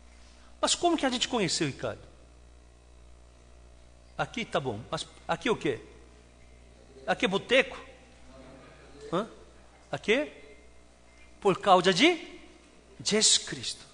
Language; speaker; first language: Portuguese; non-native, fluent; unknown